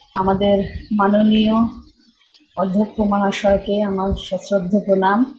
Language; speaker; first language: Bangla; early bilingual, heritage; Bangla